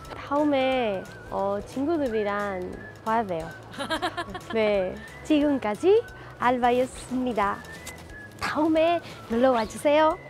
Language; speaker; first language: Korean; non-native, learner; Spanish